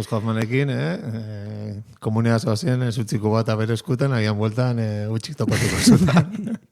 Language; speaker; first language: Basque; native; Basque